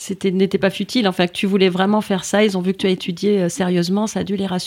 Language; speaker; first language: French; native; French